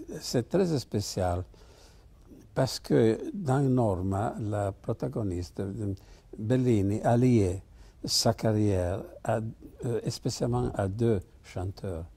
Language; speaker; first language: French; non-native, fluent; Italian